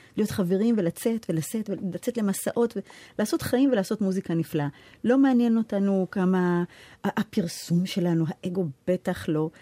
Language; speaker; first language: Hebrew; early bilingual, heritage; Hebrew